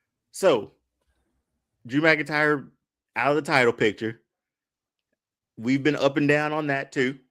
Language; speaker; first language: English; native; English